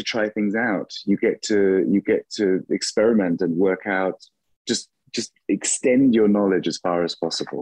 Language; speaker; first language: English; native; English